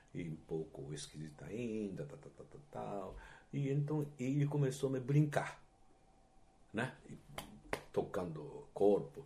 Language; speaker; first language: Portuguese; non-native, fluent; Japanese